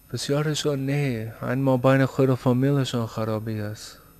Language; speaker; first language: Persian; early bilingual, heritage; Persian